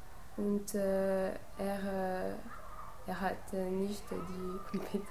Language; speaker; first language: German; non-native, learner; French